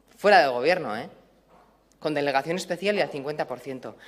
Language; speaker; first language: Spanish; native; Spanish